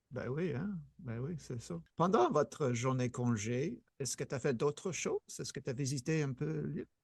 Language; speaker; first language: French; non-native, fluent; English